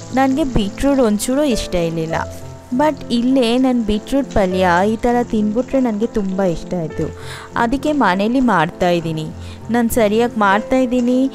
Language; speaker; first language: Kannada; non-native, learner; Bangla